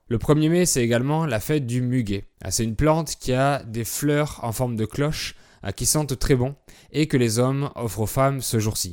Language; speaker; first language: French; native; French